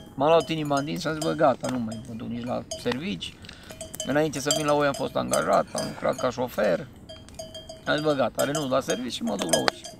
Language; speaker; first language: Romanian; native; Romanian